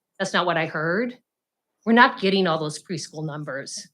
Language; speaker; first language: English; native; English